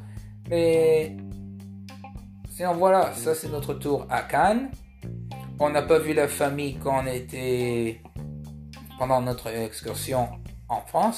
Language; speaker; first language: French; early bilingual, heritage; French